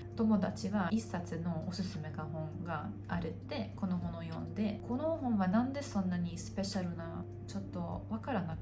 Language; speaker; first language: Japanese; non-native, fluent; Hungarian